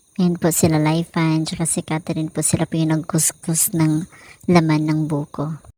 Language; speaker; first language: Filipino; non-native, local second language; Cebuano